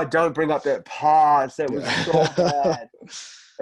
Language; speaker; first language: English; native; English